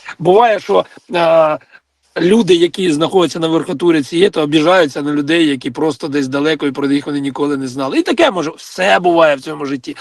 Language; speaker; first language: Ukrainian; non-native, local second language; Russian